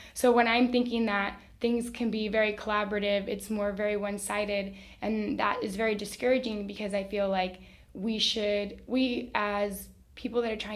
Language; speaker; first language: English; early bilingual, other home language; Spanish